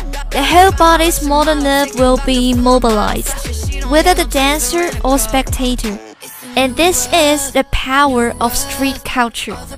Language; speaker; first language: English; non-native, fluent; Chinese